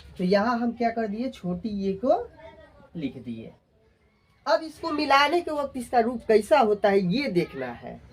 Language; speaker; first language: Hindi; native; Hindi